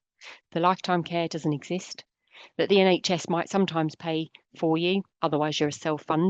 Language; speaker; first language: English; native; English